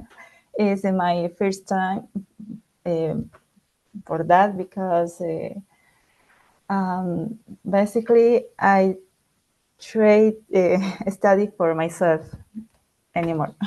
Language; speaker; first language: English; non-native, learner; Spanish